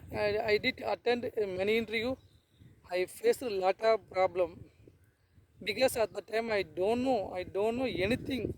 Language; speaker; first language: English; non-native, learner; Tamil